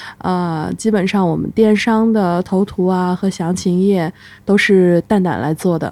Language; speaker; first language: Chinese; native; Chinese